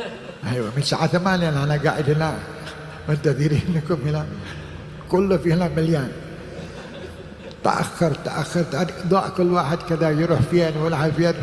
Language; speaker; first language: Arabic; non-native, fluent; Indonesian